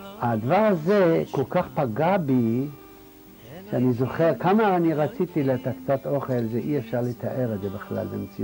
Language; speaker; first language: Hebrew; non-native, fluent; Yiddish